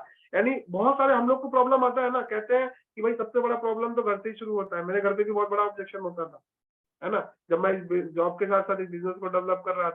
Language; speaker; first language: Hindi; native; Hindi